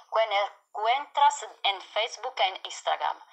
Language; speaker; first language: Spanish; non-native, learner; Italian